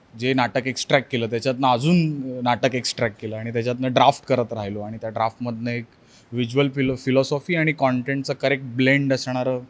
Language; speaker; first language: Marathi; native; Marathi